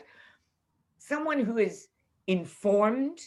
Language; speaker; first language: English; native; English